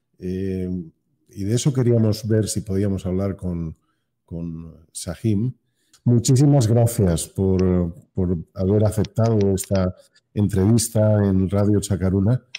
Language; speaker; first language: Spanish; native; Spanish